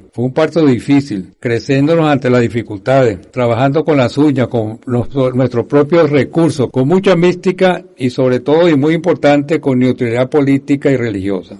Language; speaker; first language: Spanish; native; Spanish